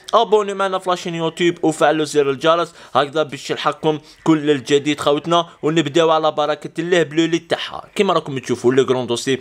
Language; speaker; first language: Arabic; native; Arabic